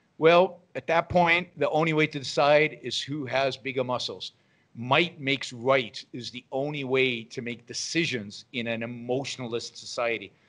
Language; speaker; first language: English; non-native, fluent; Hebrew